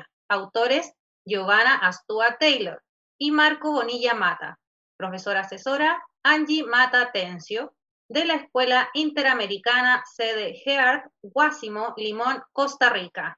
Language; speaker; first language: Spanish; native; Spanish